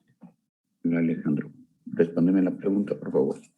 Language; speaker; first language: Spanish; native; Spanish